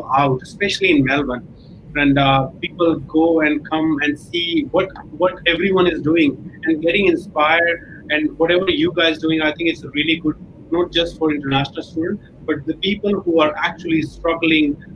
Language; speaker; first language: English; non-native, local second language; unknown